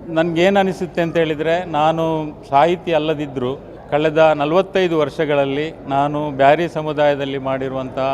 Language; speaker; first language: Kannada; non-native, local second language; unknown